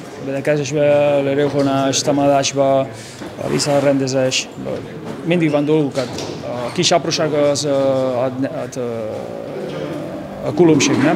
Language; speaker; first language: Hungarian; non-native, local second language; Spanish